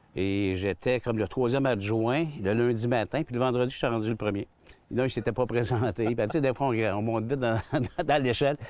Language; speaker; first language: French; native; French